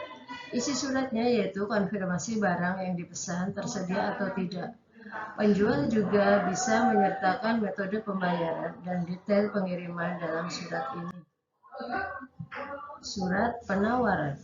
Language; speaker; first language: Indonesian; native; Indonesian